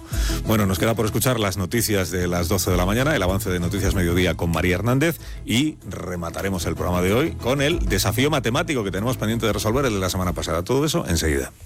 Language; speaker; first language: Spanish; native; Spanish